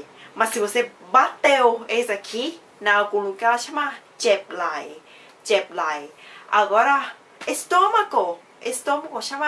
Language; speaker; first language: Portuguese; non-native, fluent; Thai